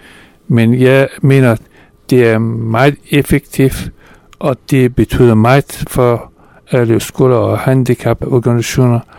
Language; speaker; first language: Danish; non-native, fluent; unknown